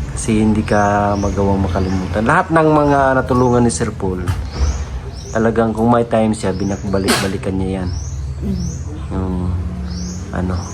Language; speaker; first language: Filipino; non-native, local second language; Cebuano